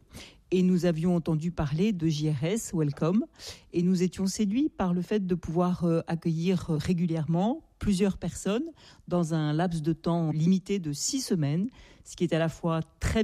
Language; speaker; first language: French; native; French